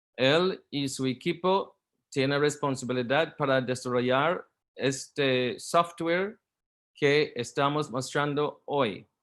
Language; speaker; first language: Spanish; non-native, learner; Portuguese